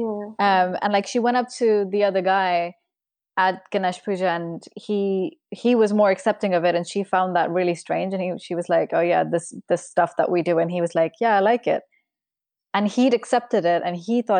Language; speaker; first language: English; non-native, local second language; Urdu